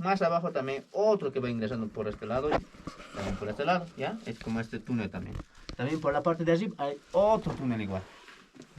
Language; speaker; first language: Spanish; native; Spanish